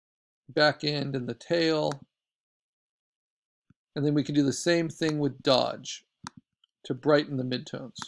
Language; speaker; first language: English; native; English